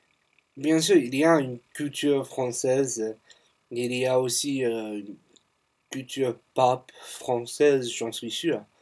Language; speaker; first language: French; non-native, fluent; English